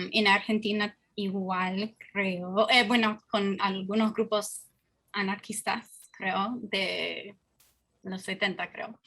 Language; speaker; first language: Spanish; non-native, fluent; English